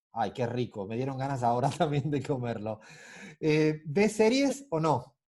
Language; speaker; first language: Spanish; native; Spanish